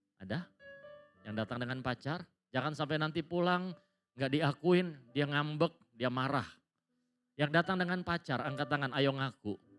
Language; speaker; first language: Indonesian; native; Indonesian